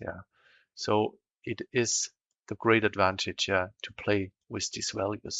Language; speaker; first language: English; non-native, fluent; German